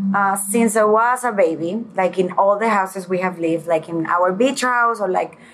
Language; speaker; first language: English; early bilingual, other home language; Spanish